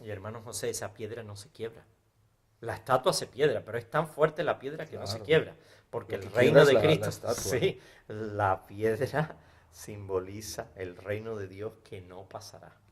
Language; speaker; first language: Spanish; native; Spanish